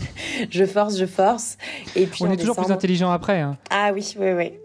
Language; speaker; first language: French; native; French